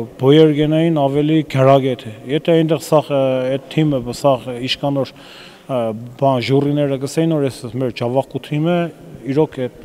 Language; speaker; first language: Armenian; native; Armenian